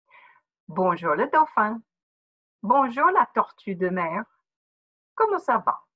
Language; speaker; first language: French; non-native, fluent; English